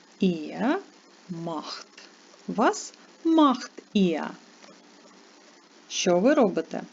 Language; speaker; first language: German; non-native, fluent; Ukrainian